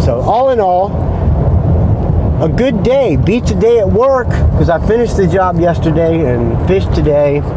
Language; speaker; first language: English; native; English